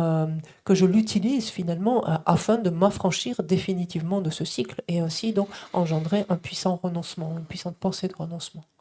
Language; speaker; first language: French; native; French